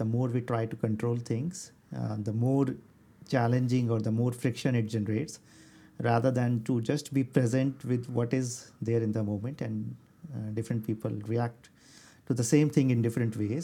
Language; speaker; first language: English; non-native, local second language; Hindi